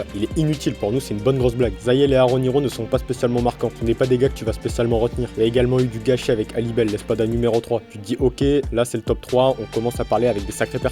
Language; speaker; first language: French; native; French